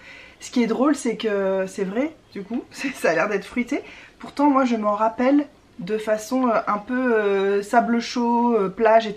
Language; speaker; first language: French; native; French